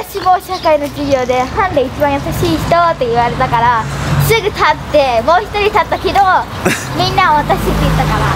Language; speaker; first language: Japanese; early bilingual, other home language; English